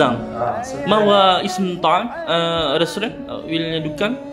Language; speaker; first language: Arabic; non-native, learner; Malay